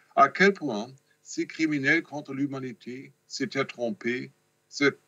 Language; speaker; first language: French; non-native, fluent; German